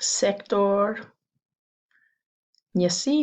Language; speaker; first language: Albanian; non-native, learner; English